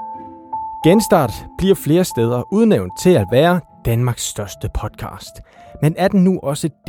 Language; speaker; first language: Danish; native; Danish